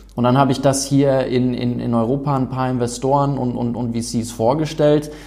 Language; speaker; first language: German; native; German